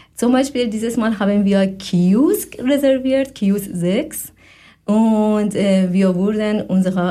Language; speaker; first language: German; non-native, fluent; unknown